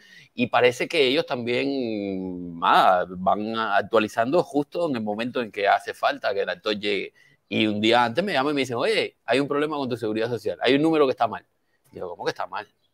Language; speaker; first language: Spanish; native; Spanish